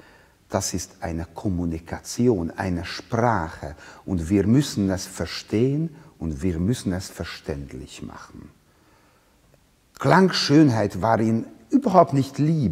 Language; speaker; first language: German; non-native, fluent; Hungarian